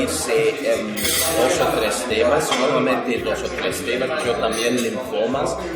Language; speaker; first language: Spanish; non-native, fluent; Dutch